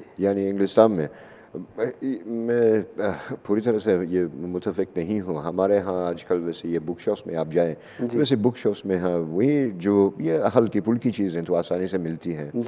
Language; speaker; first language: Urdu; non-native, fluent; English